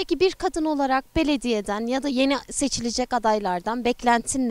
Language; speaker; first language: Turkish; native; Turkish